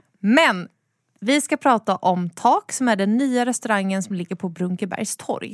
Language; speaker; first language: Swedish; native; Swedish